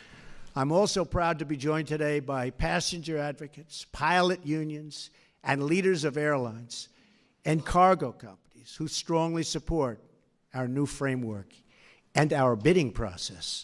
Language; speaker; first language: English; native; English